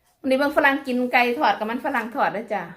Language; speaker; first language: Thai; non-native, local second language; Lao